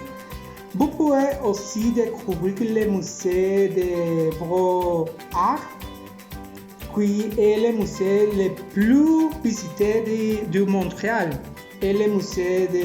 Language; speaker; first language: French; non-native, learner; Spanish